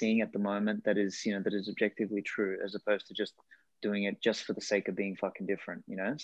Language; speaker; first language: English; non-native, local second language; Macedonian